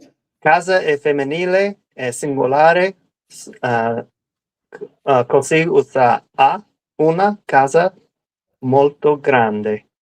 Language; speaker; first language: Italian; non-native, learner; English